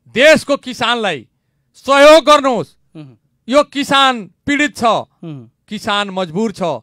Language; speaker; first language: Nepali; non-native, local second language; Bhojpuri